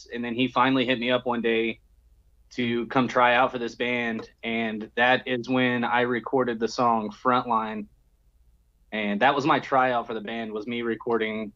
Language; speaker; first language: English; native; English